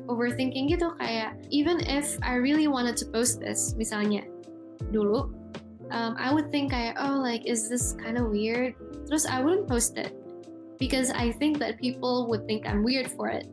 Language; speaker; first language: English; early bilingual, other home language; Indonesian